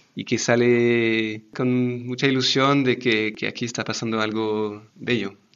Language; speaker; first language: Spanish; non-native, fluent; French